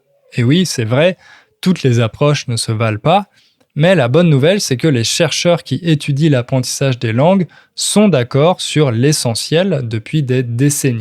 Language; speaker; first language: French; native; French